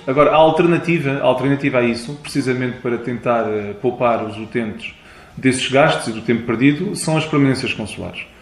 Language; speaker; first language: Portuguese; early bilingual, heritage; Portuguese